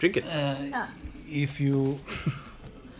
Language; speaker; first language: English; non-native, learner; Croatian